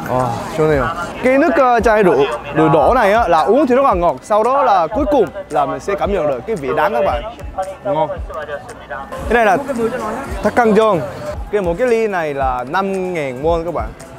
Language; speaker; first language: Vietnamese; non-native, fluent; Korean